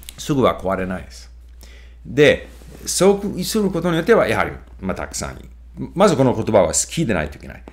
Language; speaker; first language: Japanese; non-native, fluent; English